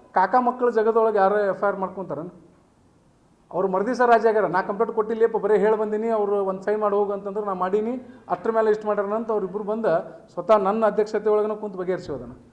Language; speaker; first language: Kannada; native; Kannada